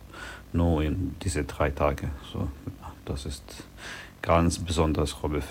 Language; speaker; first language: German; non-native, learner; Ukrainian